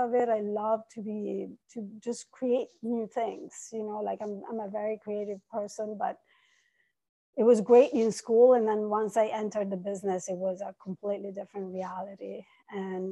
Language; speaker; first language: English; non-native, fluent; Italian